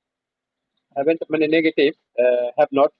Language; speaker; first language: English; non-native, learner; Bangla